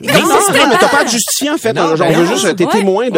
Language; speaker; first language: French; native; French